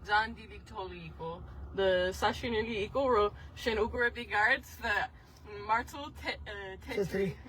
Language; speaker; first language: Georgian; early bilingual, heritage; Georgian